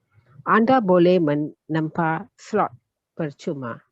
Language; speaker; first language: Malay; non-native, learner; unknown